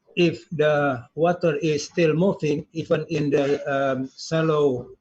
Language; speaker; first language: English; non-native, learner; Indonesian